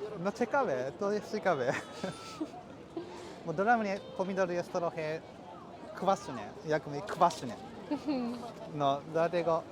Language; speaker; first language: Polish; non-native, learner; Japanese